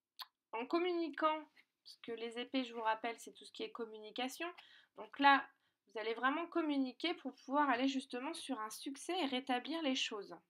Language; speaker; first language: French; native; French